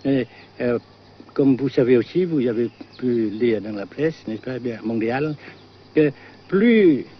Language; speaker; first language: French; non-native, local second language; Vietnamese